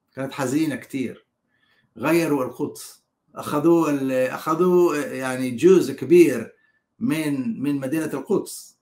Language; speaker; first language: Arabic; non-native, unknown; Hebrew